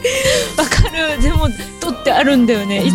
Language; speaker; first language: Japanese; native; Japanese